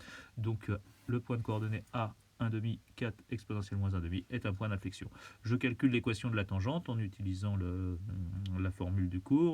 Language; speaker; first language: French; native; French